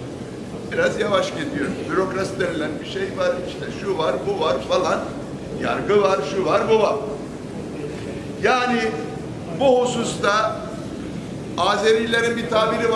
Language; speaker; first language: Turkish; native; Turkish